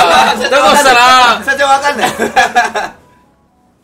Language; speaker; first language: Japanese; native; Japanese